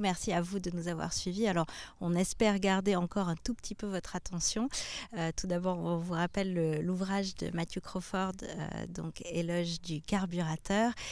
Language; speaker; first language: French; native; French